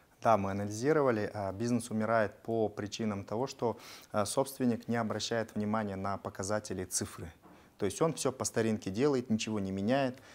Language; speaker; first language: Russian; native; Russian